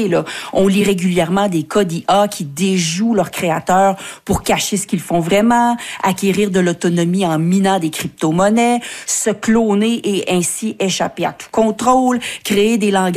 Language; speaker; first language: French; native; French